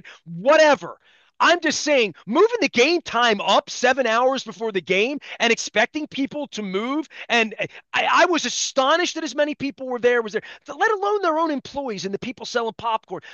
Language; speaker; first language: English; native; English